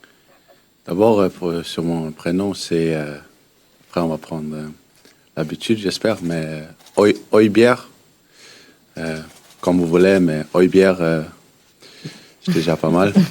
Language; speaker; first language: French; early bilingual, heritage; French